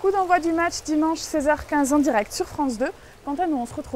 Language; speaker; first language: French; native; French